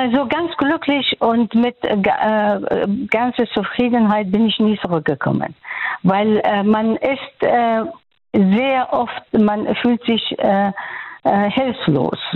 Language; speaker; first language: German; non-native, fluent; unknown